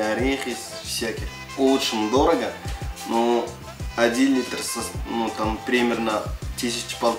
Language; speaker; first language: Russian; non-native, learner; Arabic